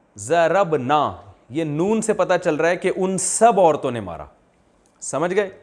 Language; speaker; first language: Urdu; native; Urdu